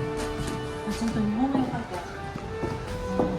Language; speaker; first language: Japanese; native; Japanese